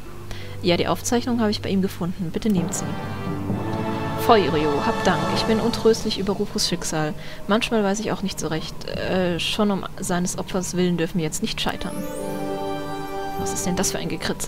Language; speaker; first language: German; native; German